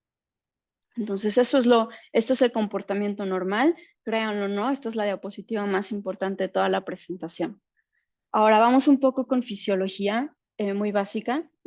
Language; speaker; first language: Spanish; native; Spanish